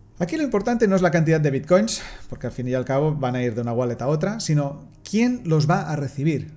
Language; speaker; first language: Spanish; non-native, local second language; Catalan